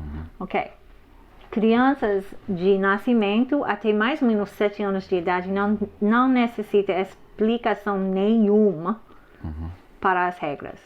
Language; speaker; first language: Portuguese; non-native, fluent; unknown